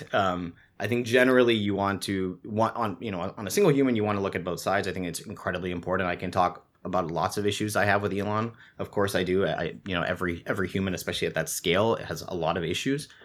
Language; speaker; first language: English; native; English